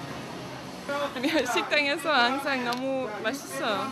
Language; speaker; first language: Korean; non-native, learner; German